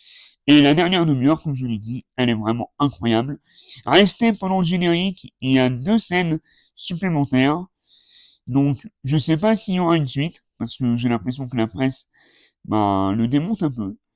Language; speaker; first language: French; native; French